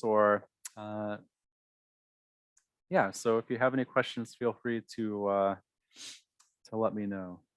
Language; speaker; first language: English; native; English